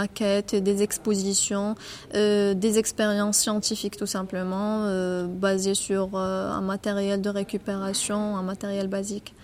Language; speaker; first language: French; non-native, local second language; Arabic